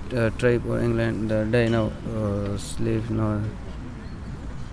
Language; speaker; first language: English; non-native, learner; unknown